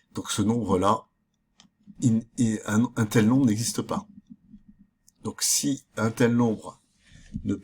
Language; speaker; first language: French; native; French